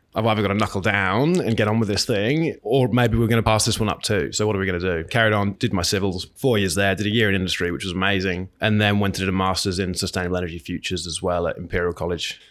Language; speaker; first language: English; native; English